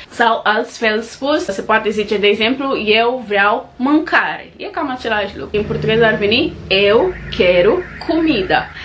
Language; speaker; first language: Romanian; non-native, fluent; Portuguese